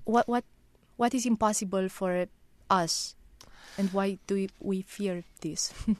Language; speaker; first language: English; non-native, fluent; Romanian